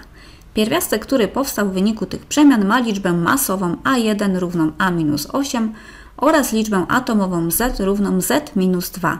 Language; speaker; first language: Polish; native; Polish